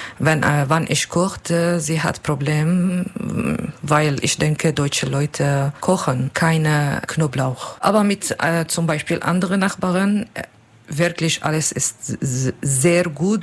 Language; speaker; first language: German; non-native, learner; Turkish